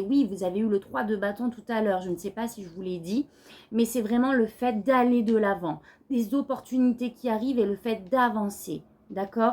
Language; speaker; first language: French; native; French